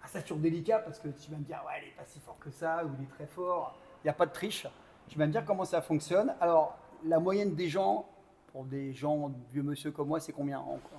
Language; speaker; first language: French; native; French